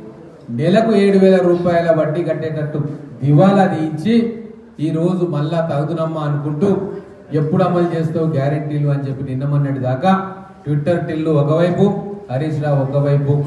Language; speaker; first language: Telugu; native; Telugu